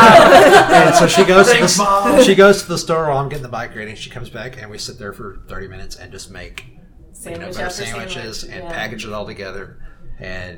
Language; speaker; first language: English; native; English